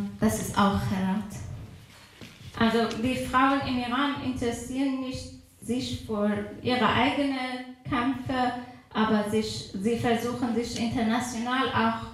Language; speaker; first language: German; non-native, fluent; Persian